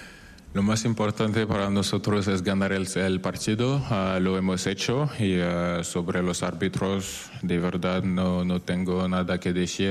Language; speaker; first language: Spanish; non-native, fluent; French